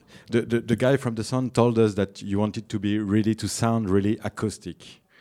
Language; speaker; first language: English; non-native, fluent; French